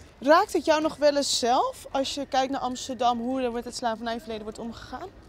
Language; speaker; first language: Dutch; native; Dutch